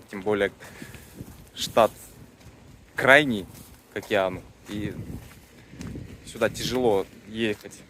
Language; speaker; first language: Russian; native; Russian